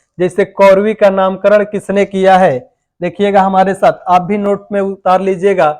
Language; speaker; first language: Hindi; native; Hindi